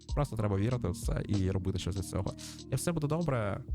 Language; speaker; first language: Ukrainian; non-native, local second language; Russian